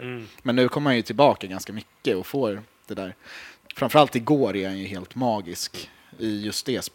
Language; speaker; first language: Swedish; native; Swedish